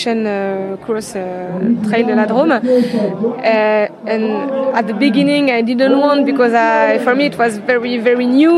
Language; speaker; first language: English; non-native, learner; French